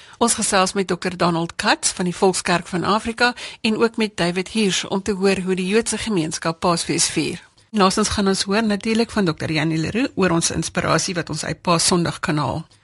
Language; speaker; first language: Afrikaans; native; Afrikaans